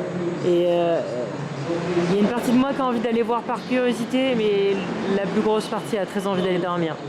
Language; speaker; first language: French; native; French